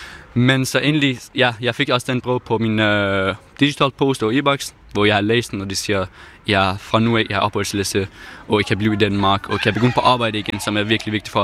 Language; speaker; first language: Danish; non-native, fluent; Persian